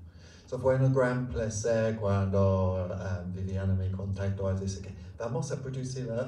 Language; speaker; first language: Spanish; non-native, fluent; English